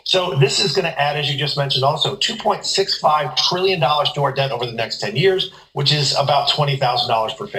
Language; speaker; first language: English; native; English